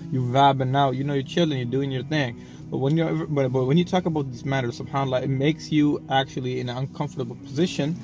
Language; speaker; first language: English; native; English